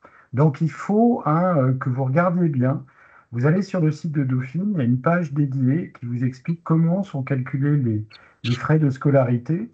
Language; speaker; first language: French; native; French